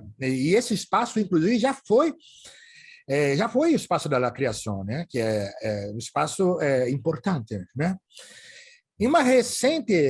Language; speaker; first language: Portuguese; native; Portuguese